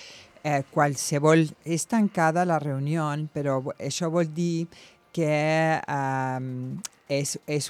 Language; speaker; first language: Catalan; non-native, local second language; Spanish